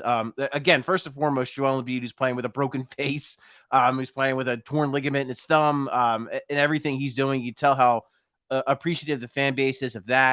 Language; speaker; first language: English; native; English